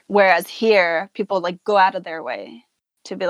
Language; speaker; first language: English; non-native, fluent; Hazaragi